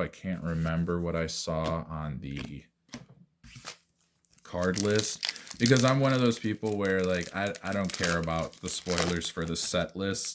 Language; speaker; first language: English; native; English